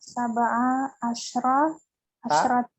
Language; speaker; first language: Arabic; non-native, learner; Indonesian